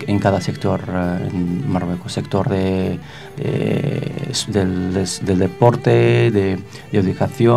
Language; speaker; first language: Spanish; non-native, fluent; Arabic